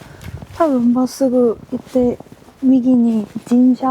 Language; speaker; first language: Japanese; non-native, learner; Korean